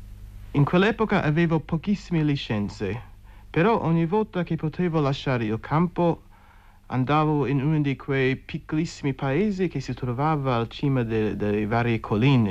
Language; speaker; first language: Italian; non-native, fluent; English